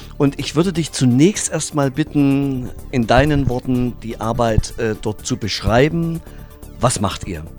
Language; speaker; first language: German; native; German